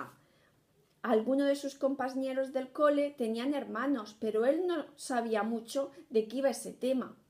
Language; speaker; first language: Spanish; native; Spanish